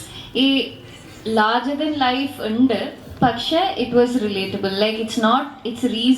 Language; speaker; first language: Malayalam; early bilingual, heritage; Malayalam